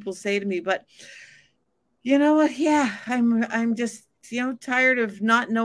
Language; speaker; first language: English; native; English